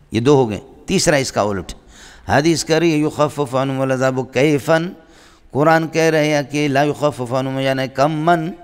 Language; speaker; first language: Urdu; non-native, local second language; Brahui